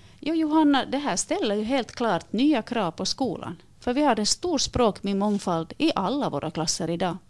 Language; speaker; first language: Swedish; native; Swedish